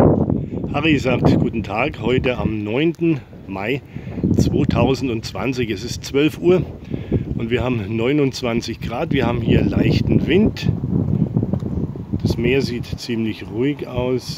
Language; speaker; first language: German; native; German